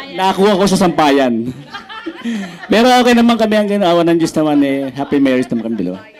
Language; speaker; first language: Filipino; native; Filipino